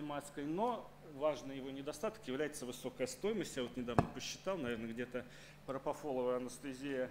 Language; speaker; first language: Russian; native; Russian